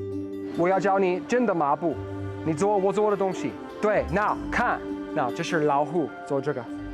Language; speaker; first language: Chinese; non-native, learner; English